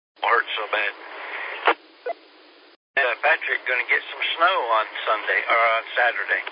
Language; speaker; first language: English; native; English